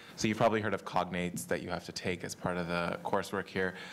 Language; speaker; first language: English; native; English